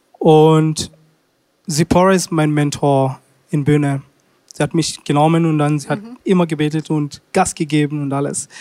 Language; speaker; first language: German; non-native, learner; Swahili